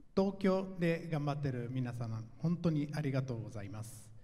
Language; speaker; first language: Japanese; non-native, fluent; Italian